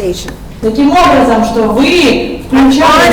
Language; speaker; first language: Russian; native; Russian